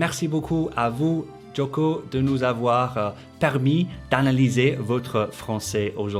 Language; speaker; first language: French; non-native, fluent; English